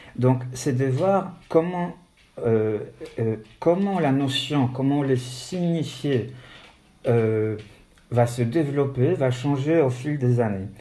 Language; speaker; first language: French; non-native, fluent; Polish